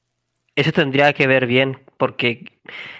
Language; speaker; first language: Spanish; native; Spanish